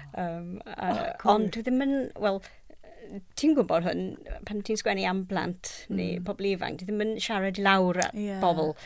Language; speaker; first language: Welsh; non-native, local second language; English